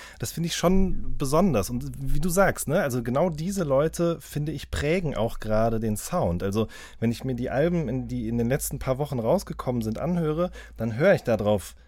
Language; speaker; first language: German; native; German